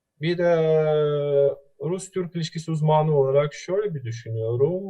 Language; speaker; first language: Turkish; non-native, fluent; Russian